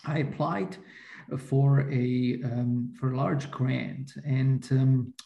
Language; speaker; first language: English; non-native, fluent; Slovak